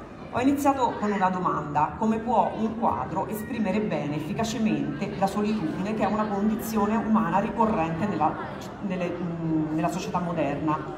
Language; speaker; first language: Italian; native; Italian